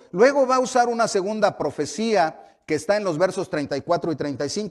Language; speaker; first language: Spanish; native; Spanish